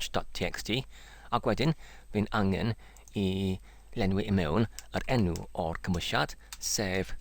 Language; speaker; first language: Welsh; non-native, learner; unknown